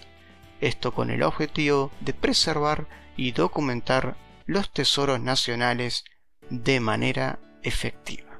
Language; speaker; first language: Spanish; native; Spanish